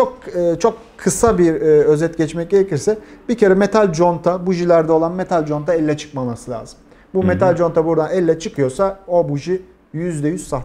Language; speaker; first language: Turkish; native; Turkish